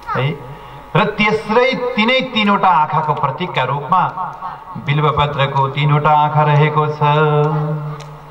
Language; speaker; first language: Nepali; native; Nepali